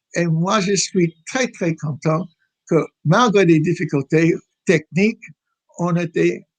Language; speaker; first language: French; non-native, fluent; English